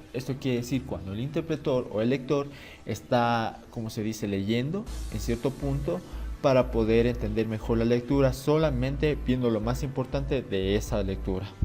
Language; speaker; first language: Spanish; native; Spanish